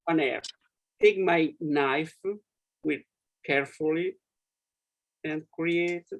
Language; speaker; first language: English; non-native, learner; Italian